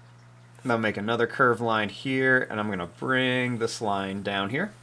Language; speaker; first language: English; native; English